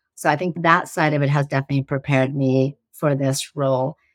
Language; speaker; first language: English; early bilingual, other home language; Persian